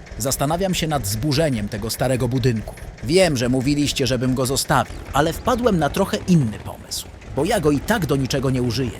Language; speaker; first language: Polish; native; Polish